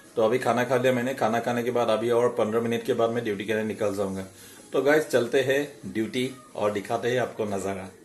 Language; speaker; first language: Hindi; non-native, local second language; Assamese